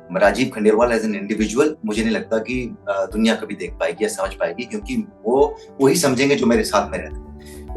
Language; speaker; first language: Hindi; native; Hindi